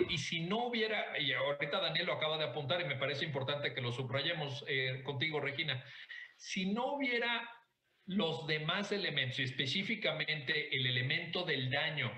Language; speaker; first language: Spanish; native; Spanish